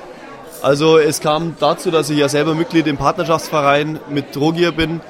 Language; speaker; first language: German; native; German